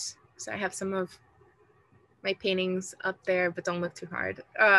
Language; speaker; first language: English; early bilingual, other home language; Spanish